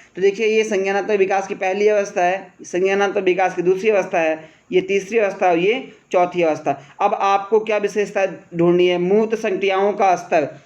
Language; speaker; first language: Hindi; native; Hindi